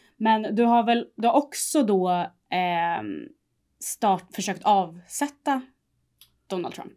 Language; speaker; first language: Swedish; native; Swedish